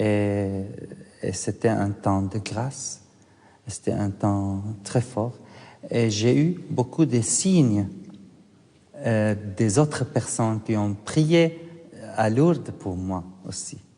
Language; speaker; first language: French; non-native, fluent; Arabic